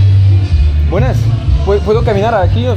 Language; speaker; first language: Spanish; non-native, learner; French